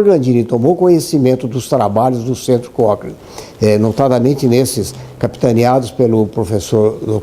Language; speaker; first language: Portuguese; native; Portuguese